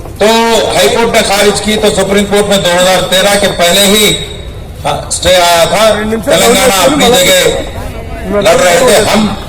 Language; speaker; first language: Urdu; native; Urdu